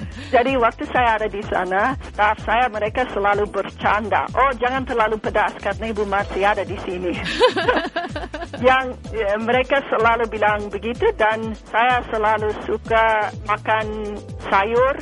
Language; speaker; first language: Indonesian; non-native, fluent; English